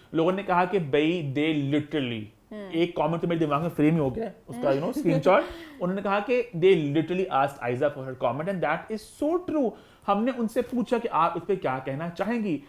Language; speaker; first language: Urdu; native; Urdu